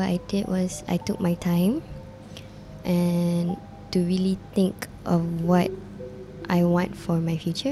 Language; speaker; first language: English; non-native, local second language; Malay